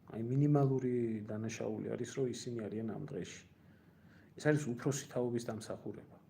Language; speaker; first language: Georgian; native; Georgian